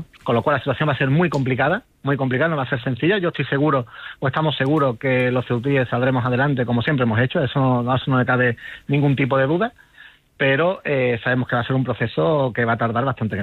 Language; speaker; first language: Spanish; native; Spanish